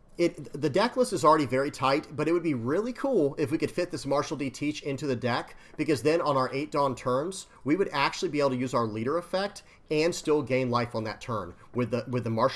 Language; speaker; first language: English; native; English